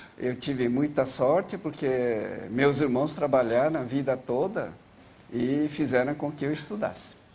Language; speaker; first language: Portuguese; early bilingual, other home language; Japanese